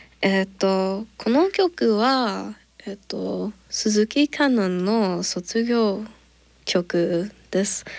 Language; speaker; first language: Japanese; non-native, learner; English